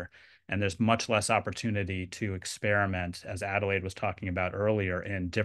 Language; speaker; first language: English; native; English